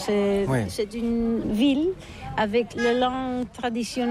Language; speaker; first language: French; non-native, learner; Catalan